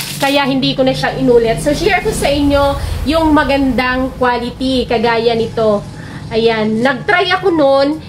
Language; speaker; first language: Filipino; non-native, local second language; Cebuano